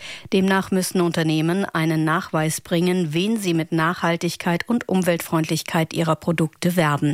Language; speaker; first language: German; native; German